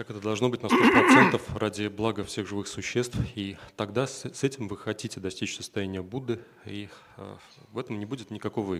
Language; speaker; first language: Russian; native; Russian